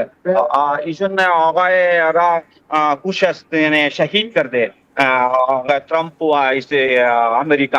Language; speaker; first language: Persian; non-native, fluent; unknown